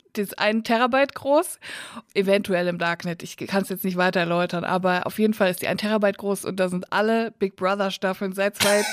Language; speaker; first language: German; native; German